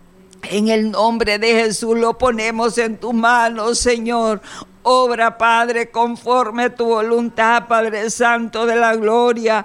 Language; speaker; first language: Spanish; native; Spanish